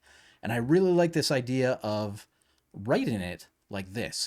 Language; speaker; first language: English; native; English